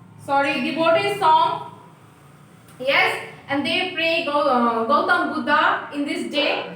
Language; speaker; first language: English; non-native, local second language; Nepali